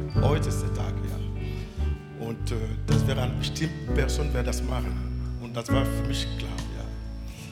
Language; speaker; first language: German; non-native, learner; French